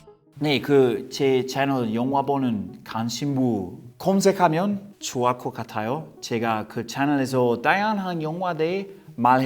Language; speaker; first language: Korean; non-native, learner; English